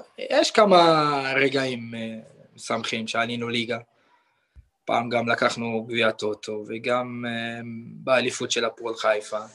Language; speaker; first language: Hebrew; non-native, local second language; Arabic